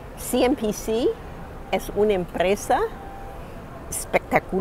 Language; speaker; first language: Spanish; non-native, fluent; English